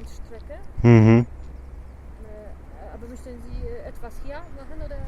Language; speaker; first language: German; non-native, learner; Polish